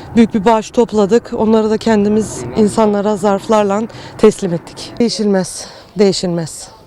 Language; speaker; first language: Turkish; early bilingual, heritage; Turkish